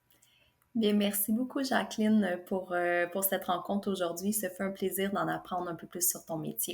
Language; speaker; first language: French; native; French